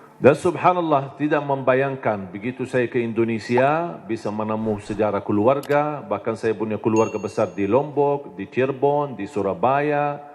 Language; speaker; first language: Indonesian; non-native, fluent; Arabic